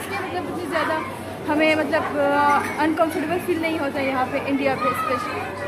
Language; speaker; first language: Hindi; non-native, fluent; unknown